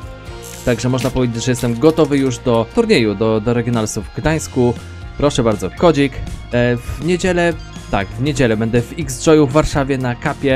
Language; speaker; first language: Polish; native; Polish